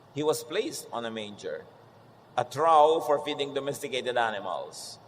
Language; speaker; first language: English; non-native, local second language; Filipino